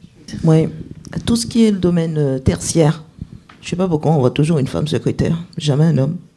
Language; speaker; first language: French; native; French